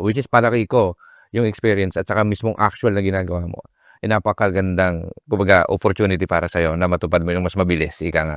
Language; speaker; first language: Filipino; native; Filipino